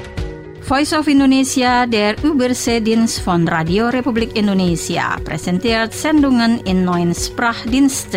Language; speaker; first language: German; non-native, fluent; Indonesian